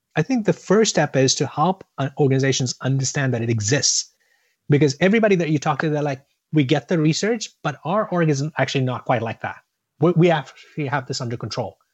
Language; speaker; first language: English; non-native, local second language; Tamil